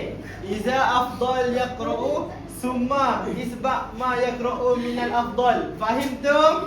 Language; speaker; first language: Arabic; non-native, learner; Malay